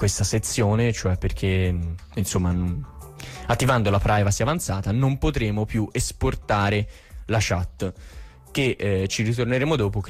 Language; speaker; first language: Italian; native; Italian